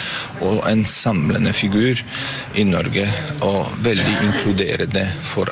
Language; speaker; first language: Norwegian; non-native, fluent; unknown